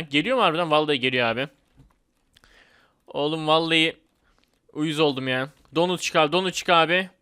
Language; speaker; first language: Turkish; native; Turkish